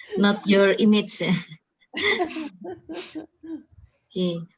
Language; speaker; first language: English; non-native, learner; Indonesian